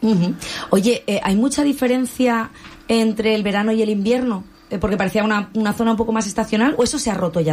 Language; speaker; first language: Spanish; native; Spanish